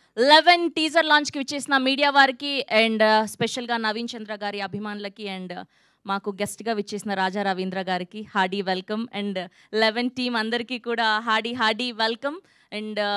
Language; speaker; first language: Telugu; native; Telugu